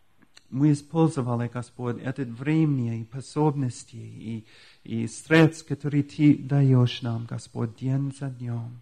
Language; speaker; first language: Russian; non-native, fluent; English